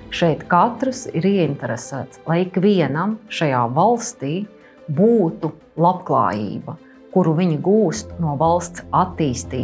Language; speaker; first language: Latvian; native; Latvian